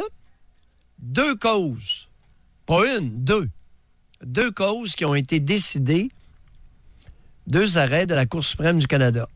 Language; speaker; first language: French; native; French